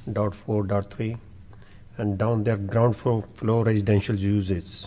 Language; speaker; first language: English; non-native, local second language; Punjabi